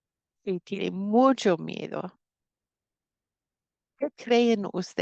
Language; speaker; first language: Spanish; non-native, fluent; English